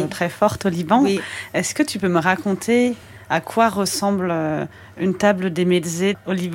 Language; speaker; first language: French; native; French